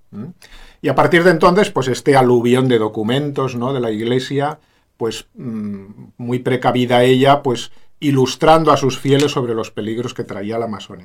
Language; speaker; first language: Spanish; native; Spanish